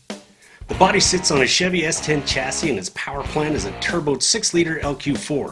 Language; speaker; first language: English; native; English